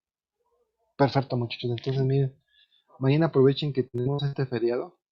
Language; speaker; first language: Spanish; native; Spanish